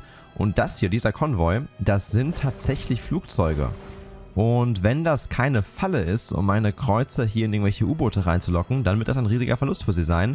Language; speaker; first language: German; native; German